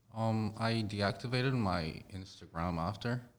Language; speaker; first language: English; non-native, fluent; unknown